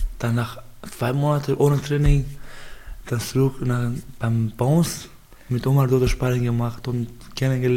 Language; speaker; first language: German; non-native, learner; Baluchi